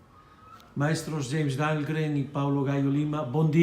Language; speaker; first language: Spanish; native; Spanish